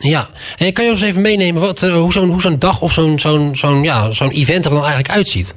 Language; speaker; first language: Dutch; native; Dutch